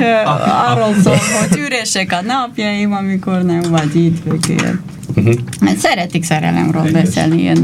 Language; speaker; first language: Hungarian; non-native, fluent; Armenian